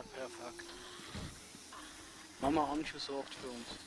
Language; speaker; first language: German; native; German